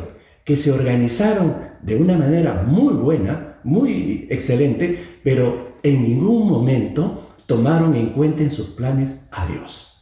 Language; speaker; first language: Spanish; native; Spanish